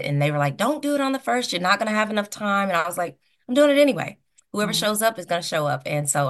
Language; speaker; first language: English; native; English